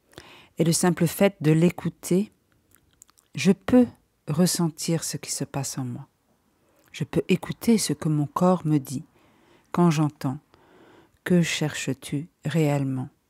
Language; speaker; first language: French; native; French